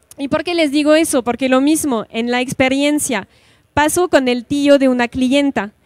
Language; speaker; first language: Spanish; non-native, fluent; French